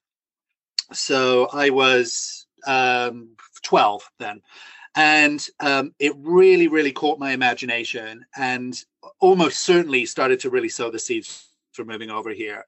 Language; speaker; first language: English; native; English